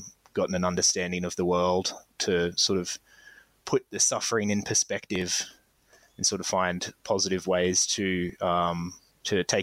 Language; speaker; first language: English; native; English